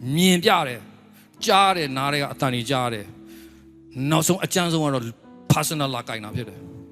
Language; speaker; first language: Burmese; native; Burmese